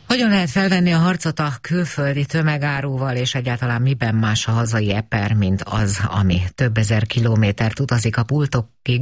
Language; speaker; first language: Hungarian; native; Hungarian